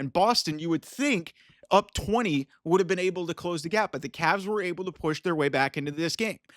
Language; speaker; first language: English; native; English